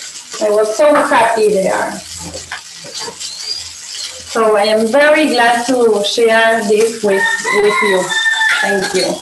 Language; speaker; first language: English; non-native, learner; Spanish